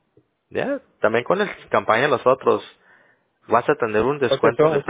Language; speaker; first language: Spanish; early bilingual, heritage; English